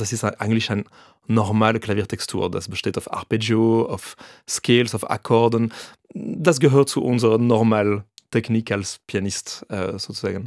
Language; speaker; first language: German; non-native, fluent; French